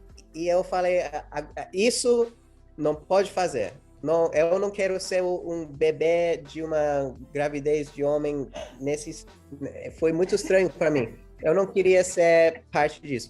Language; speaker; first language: Portuguese; early bilingual, heritage; English